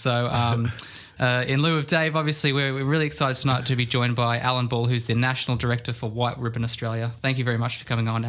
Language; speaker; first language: English; native; English